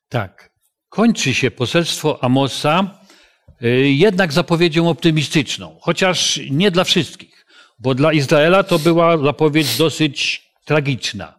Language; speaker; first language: Polish; native; Polish